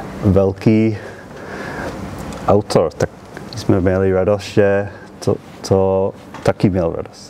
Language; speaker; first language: Czech; non-native, learner; English